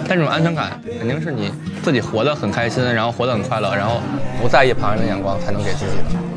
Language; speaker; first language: Chinese; native; Chinese